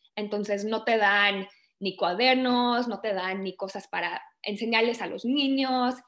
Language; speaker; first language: Spanish; early bilingual, other home language; English